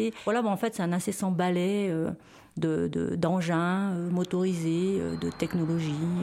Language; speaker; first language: French; native; French